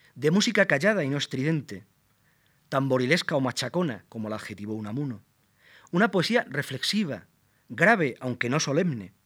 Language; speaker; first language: Spanish; native; Spanish